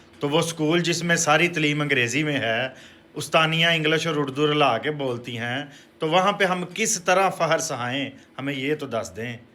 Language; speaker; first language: Urdu; non-native, local second language; Punjabi